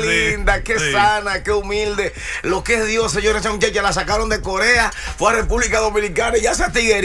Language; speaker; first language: Spanish; native; Spanish